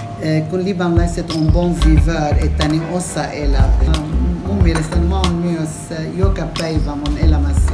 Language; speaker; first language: Finnish; non-native, fluent; Arabic